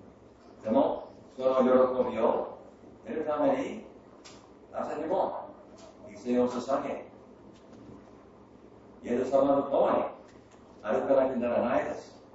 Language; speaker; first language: Japanese; non-native, fluent; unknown